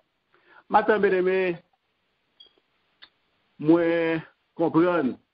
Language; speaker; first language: French; non-native, local second language; Haitian Creole